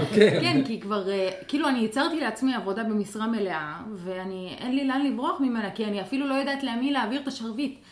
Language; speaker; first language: Hebrew; non-native, local second language; Arabic